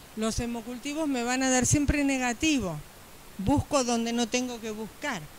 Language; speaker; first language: Spanish; native; Spanish